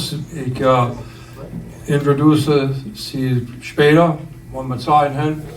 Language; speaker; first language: German; early bilingual, heritage; English